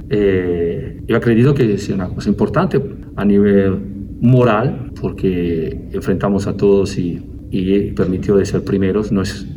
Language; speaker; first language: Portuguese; non-native, learner; Spanish